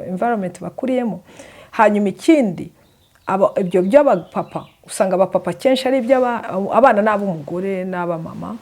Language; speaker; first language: Kinyarwanda; native; Kinyarwanda